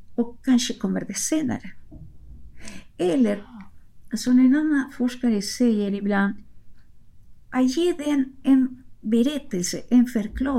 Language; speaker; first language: Swedish; non-native, fluent; Spanish